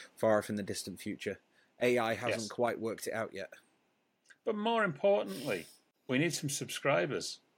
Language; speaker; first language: English; native; English